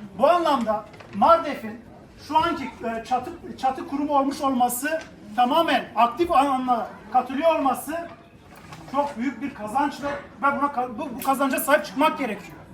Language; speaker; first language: Turkish; non-native, local second language; Kurdish